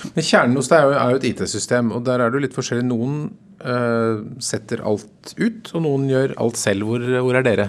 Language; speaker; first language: Norwegian; native; Norwegian